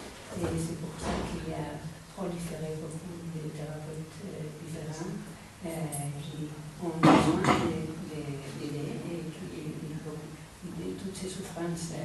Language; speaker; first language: French; non-native, fluent; Spanish